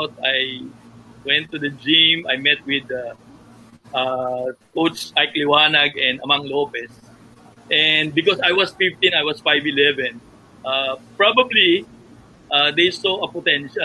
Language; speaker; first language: English; non-native, local second language; Filipino